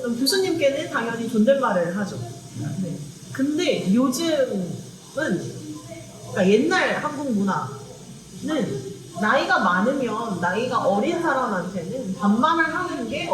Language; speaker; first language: Korean; native; Korean